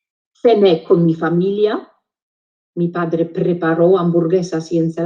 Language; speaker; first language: Spanish; non-native, fluent; English